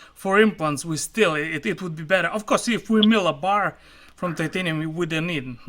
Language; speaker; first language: English; non-native, fluent; Lithuanian